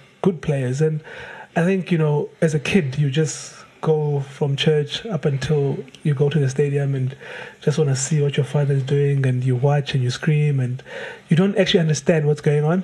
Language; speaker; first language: English; non-native, local second language; Xhosa